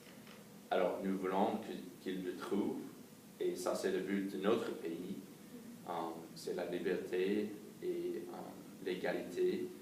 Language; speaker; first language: French; non-native, fluent; English